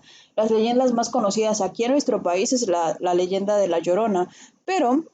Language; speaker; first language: Spanish; native; Spanish